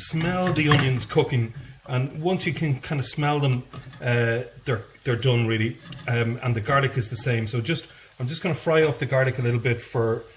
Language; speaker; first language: English; native; English